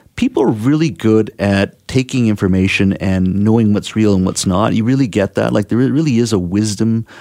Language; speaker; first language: English; native; English